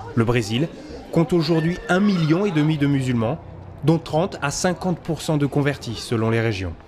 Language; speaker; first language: French; native; French